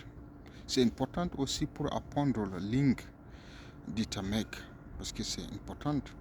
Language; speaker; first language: French; non-native, learner; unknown